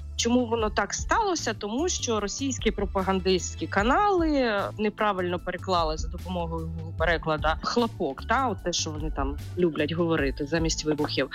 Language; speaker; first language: Ukrainian; native; Ukrainian